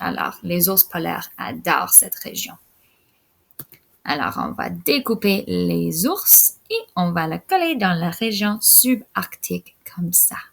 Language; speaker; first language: French; non-native, local second language; English